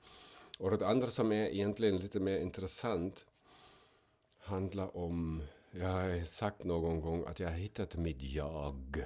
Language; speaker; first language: Swedish; non-native, fluent; German